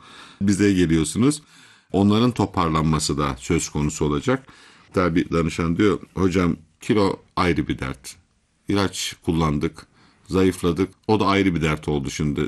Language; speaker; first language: Turkish; native; Turkish